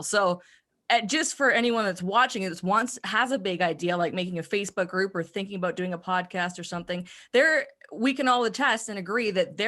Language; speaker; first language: English; native; English